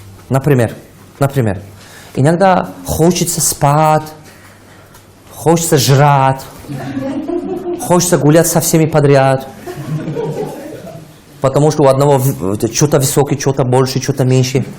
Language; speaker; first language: Russian; non-native, local second language; Tajik